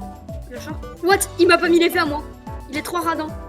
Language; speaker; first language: French; native; French